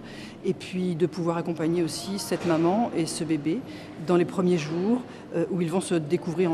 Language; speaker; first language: French; native; French